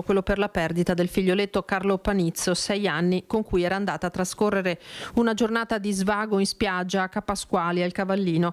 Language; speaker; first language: Italian; native; Italian